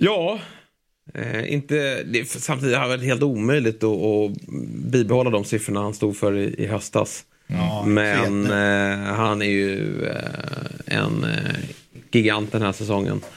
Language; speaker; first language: Swedish; native; Swedish